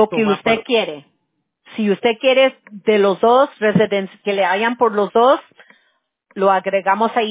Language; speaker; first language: Spanish; early bilingual, heritage; English